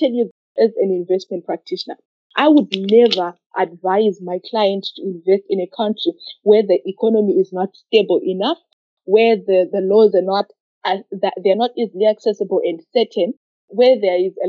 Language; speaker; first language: English; non-native, local second language; Shona